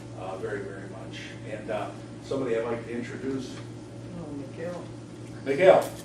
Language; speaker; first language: English; non-native, fluent; French